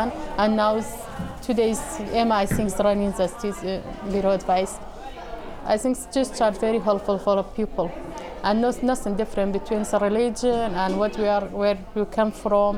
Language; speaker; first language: English; non-native, learner; Arabic